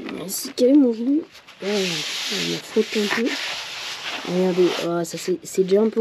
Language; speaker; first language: French; native; French